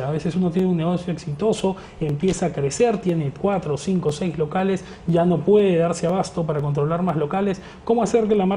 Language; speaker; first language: Spanish; native; Spanish